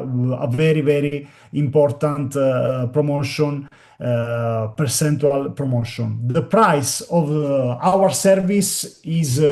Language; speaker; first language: English; non-native, learner; Italian